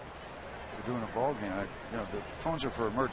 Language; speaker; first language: English; native; English